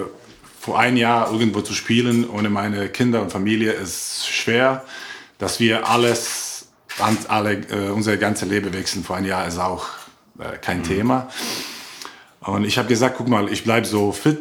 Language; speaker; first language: German; non-native, learner; Croatian